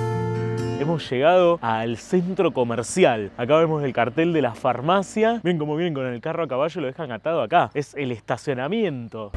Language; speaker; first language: Spanish; native; Spanish